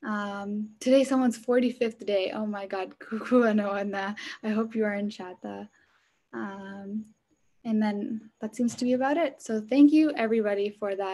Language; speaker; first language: English; early bilingual, other home language; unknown